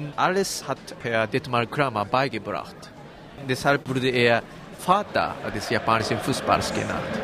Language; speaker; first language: German; non-native, fluent; Japanese